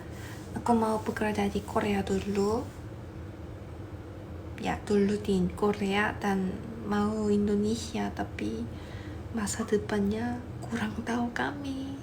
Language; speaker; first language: Indonesian; non-native, fluent; Korean